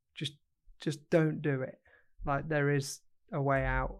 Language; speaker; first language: English; native; English